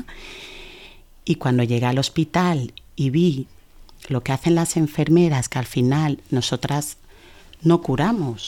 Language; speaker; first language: Spanish; early bilingual, other home language; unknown